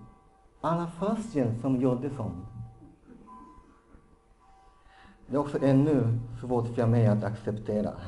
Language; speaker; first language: Swedish; non-native, fluent; Japanese